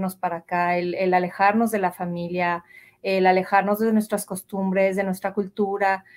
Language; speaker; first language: Spanish; native; Spanish